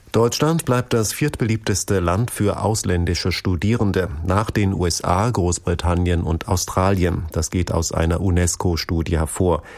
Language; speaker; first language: German; native; German